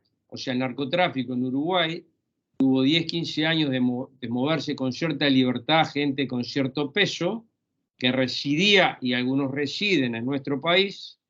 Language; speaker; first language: Spanish; native; Spanish